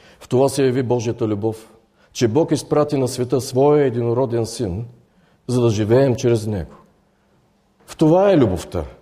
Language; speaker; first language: Bulgarian; native; Bulgarian